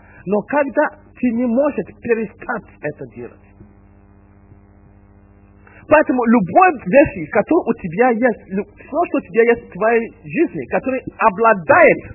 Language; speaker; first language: Russian; non-native, fluent; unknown